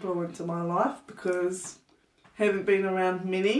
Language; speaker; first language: English; native; English